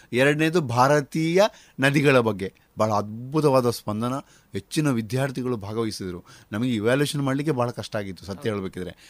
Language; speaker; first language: Kannada; non-native, local second language; Konkani